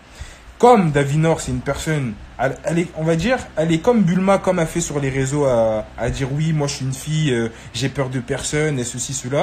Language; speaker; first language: French; native; French